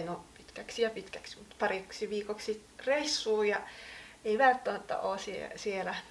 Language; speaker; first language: Finnish; native; Finnish